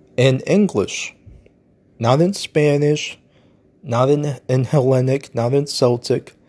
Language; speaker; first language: English; native; English